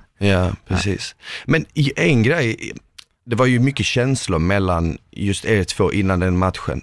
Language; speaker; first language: Swedish; native; Swedish